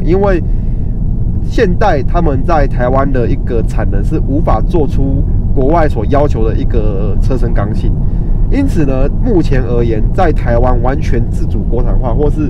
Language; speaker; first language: Chinese; native; Chinese